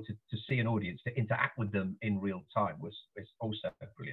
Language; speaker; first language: English; native; English